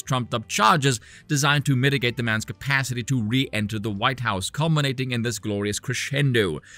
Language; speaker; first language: English; native; English